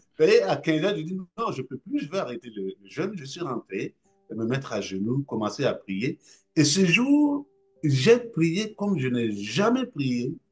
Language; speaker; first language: French; non-native, local second language; Mossi